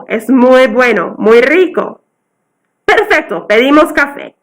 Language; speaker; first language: Spanish; non-native, fluent; English